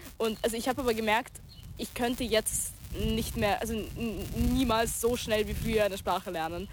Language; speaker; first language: German; early bilingual, other home language; Russian